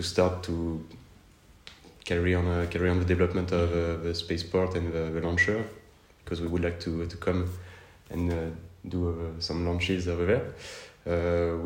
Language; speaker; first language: English; non-native, fluent; French